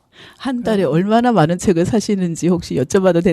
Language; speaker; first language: Korean; native; Korean